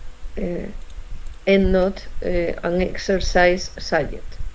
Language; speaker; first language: English; non-native, learner; Spanish